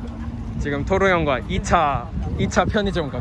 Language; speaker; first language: Korean; non-native, fluent; Russian